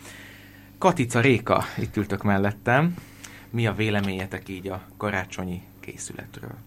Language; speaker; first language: Hungarian; native; Hungarian